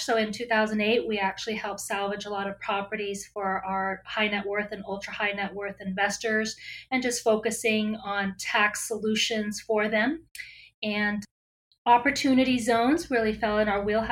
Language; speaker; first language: English; native; English